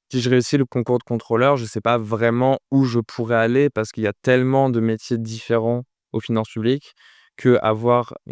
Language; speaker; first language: French; native; French